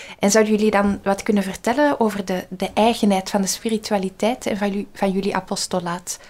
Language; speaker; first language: Dutch; native; Dutch